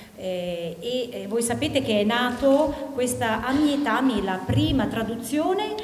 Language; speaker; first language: Italian; native; Italian